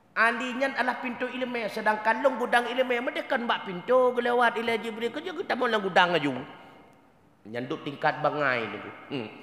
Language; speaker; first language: Malay; non-native, local second language; Achinese